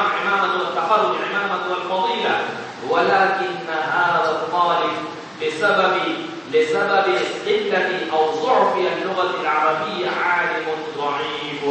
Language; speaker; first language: Arabic; non-native, fluent; Urdu